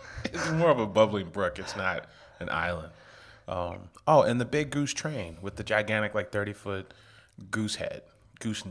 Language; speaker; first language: English; native; English